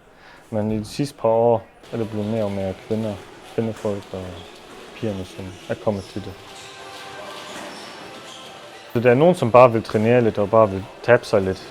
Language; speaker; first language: Danish; non-native, local second language; German